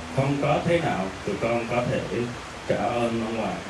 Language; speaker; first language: Vietnamese; early bilingual, heritage; Vietnamese